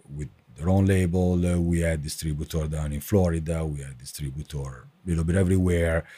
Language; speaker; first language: English; non-native, fluent; Italian